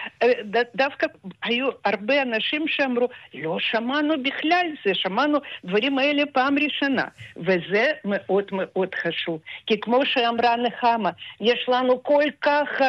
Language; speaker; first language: Hebrew; non-native, fluent; Russian